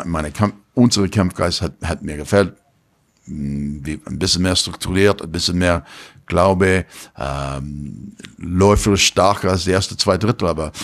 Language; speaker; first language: German; non-native, learner; English